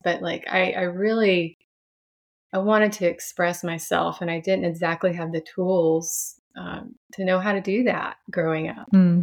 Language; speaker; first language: English; native; English